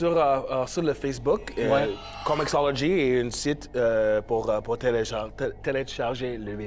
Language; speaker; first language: French; non-native, local second language; English